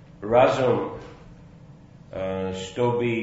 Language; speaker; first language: Russian; non-native, fluent; English